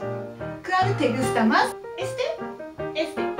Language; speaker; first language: Spanish; non-native, learner; Japanese